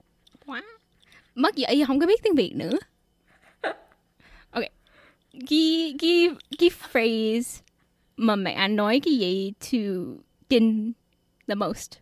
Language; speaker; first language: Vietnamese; early bilingual, heritage; Vietnamese